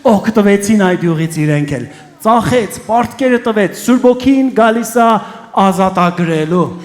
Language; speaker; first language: Armenian; early bilingual, heritage; Armenian